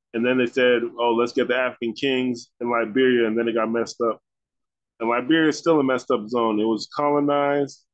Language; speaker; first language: English; native; English